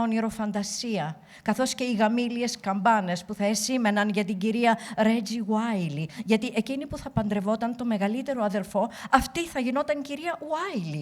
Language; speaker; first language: Greek; native; Greek